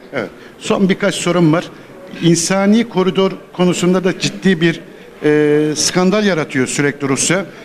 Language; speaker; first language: Turkish; native; Turkish